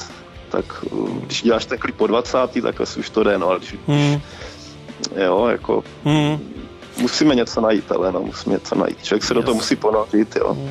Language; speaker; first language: Czech; native; Czech